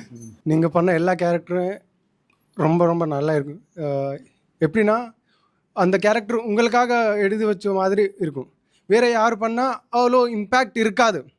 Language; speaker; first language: Tamil; non-native, learner; Telugu